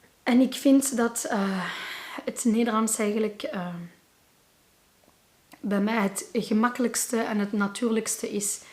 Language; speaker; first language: Dutch; non-native, local second language; Arabic